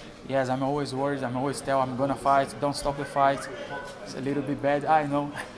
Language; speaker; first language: English; non-native, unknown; Portuguese